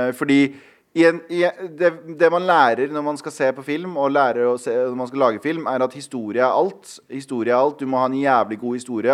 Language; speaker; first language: Norwegian; early bilingual, other home language; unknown